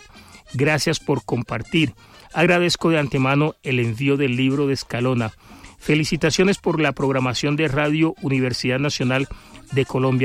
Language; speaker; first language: Spanish; native; Spanish